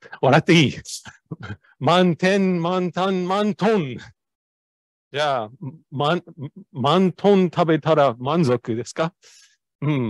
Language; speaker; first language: Japanese; non-native, learner; English